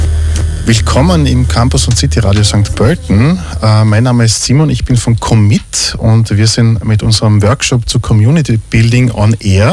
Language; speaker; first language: German; native; German